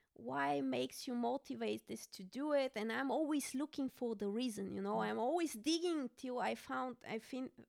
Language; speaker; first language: English; non-native, fluent; Bulgarian